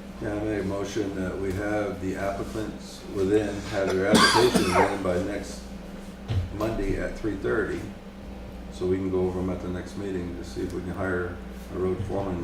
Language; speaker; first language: English; native; English